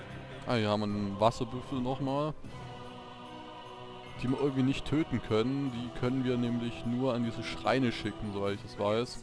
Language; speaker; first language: German; native; German